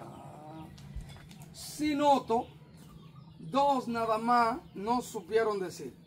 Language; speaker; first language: Spanish; native; Spanish